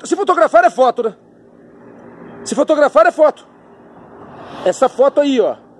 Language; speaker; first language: Portuguese; native; Portuguese